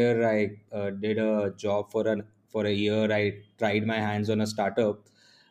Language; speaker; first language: English; non-native, local second language; Hindi